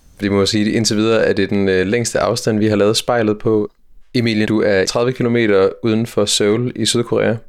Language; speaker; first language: Danish; native; Danish